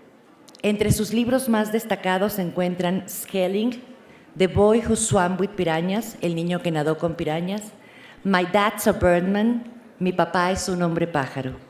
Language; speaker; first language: Spanish; native; Spanish